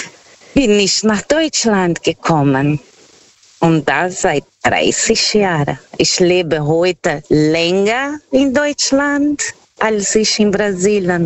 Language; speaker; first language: German; non-native, learner; Portuguese